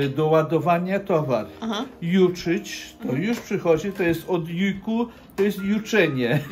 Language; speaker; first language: Polish; early bilingual, heritage; Polish